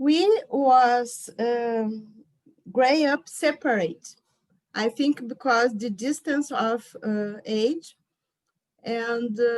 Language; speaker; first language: English; non-native, learner; Portuguese